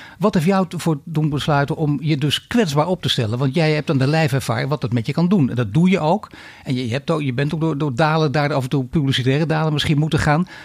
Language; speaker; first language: Dutch; native; Dutch